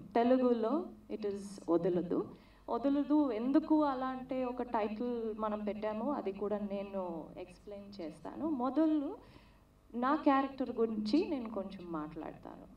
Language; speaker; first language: Telugu; non-native, learner; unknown